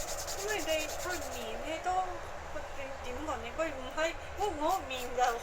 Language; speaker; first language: Cantonese; non-native, fluent; Japanese